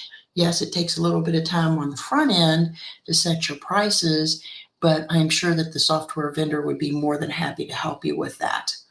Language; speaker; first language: English; native; English